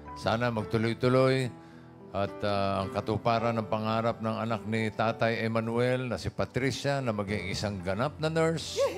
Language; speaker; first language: Filipino; native; Filipino